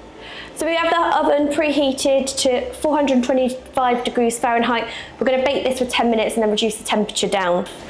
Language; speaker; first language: English; native; English